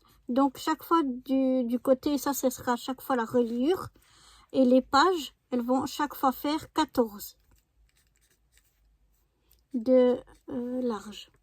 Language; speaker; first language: French; native; French